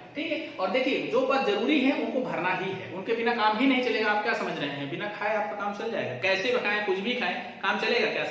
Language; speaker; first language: Hindi; native; Hindi